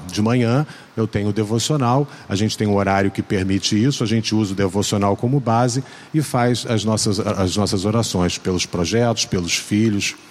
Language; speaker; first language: Portuguese; native; Portuguese